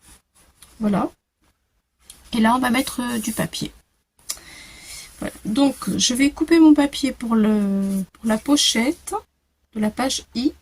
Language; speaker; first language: French; native; French